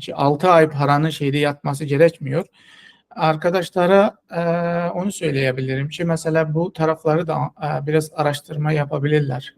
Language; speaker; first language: Turkish; non-native, fluent; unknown